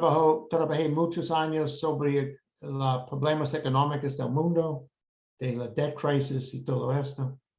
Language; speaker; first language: Spanish; non-native, fluent; English